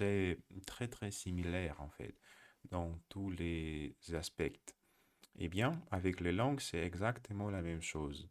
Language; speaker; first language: French; non-native, learner; Russian